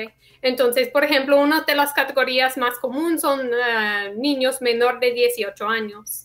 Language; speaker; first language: Spanish; non-native, fluent; English